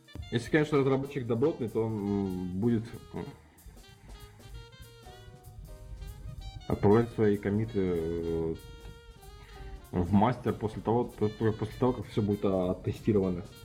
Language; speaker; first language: Russian; native; Russian